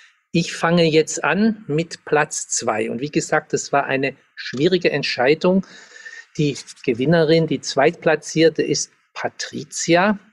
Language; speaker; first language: German; native; German